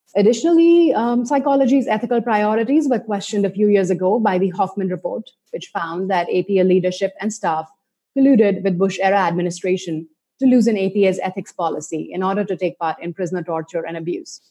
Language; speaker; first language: English; non-native, local second language; Hindi